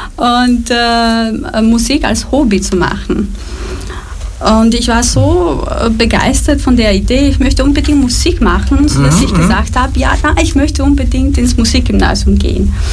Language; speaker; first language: German; non-native, fluent; Romanian